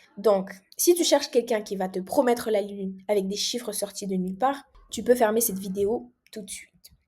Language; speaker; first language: French; non-native, local second language; Comorian